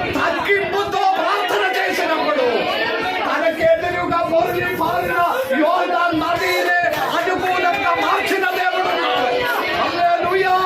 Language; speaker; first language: Telugu; non-native, local second language; Malayalam